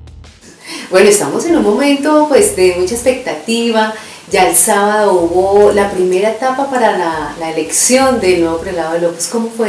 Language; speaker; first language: Spanish; native; Spanish